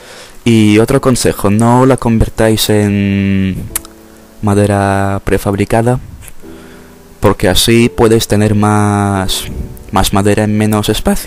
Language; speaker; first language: Spanish; native; Spanish